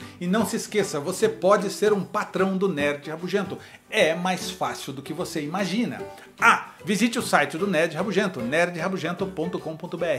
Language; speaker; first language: Portuguese; native; Portuguese